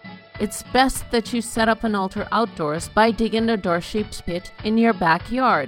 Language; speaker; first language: English; native; English